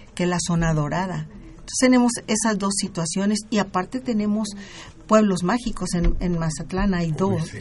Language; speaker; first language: Spanish; native; Spanish